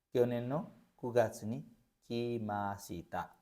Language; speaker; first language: Japanese; non-native, fluent; Nepali